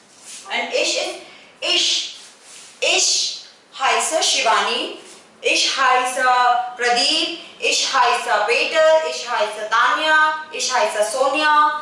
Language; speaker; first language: German; non-native, fluent; Hindi